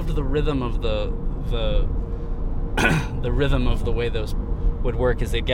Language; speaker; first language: English; native; English